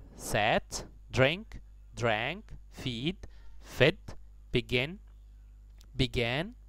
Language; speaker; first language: English; non-native, fluent; Arabic